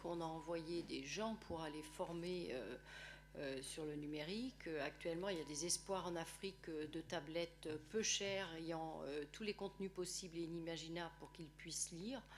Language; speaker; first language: French; native; French